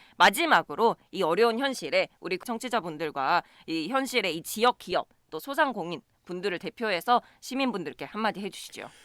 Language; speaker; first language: Korean; native; Korean